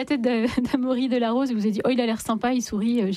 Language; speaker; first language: French; native; French